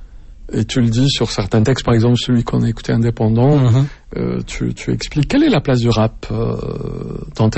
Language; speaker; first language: French; native; French